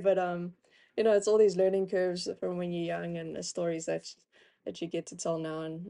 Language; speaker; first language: English; native; English